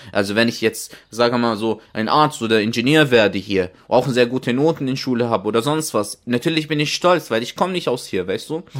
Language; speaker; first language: German; non-native, fluent; Arabic